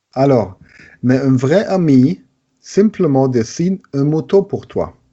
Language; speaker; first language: French; non-native, learner; German